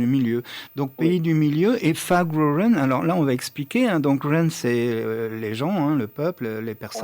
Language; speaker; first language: French; native; French